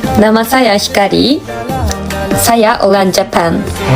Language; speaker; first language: Indonesian; non-native, learner; Japanese